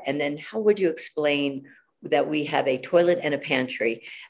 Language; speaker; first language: English; native; English